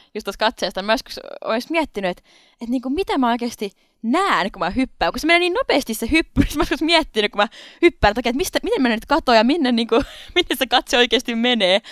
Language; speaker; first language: Finnish; non-native, local second language; Swedish